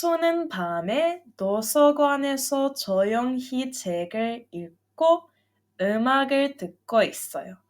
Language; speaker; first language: Korean; non-native, fluent; Serbian